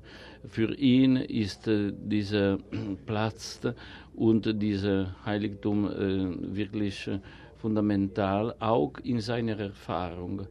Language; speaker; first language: German; non-native, fluent; Italian